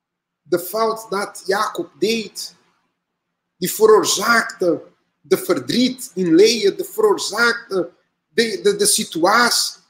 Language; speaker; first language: Dutch; non-native, learner; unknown